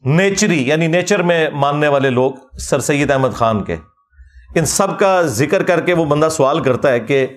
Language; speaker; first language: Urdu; non-native, local second language; Punjabi